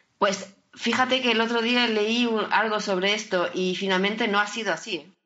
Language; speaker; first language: Spanish; early bilingual, heritage; French